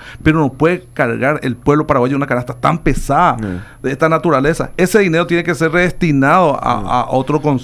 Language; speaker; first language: Spanish; native; Spanish